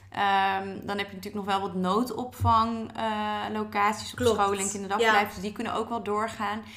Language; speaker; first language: Dutch; native; Dutch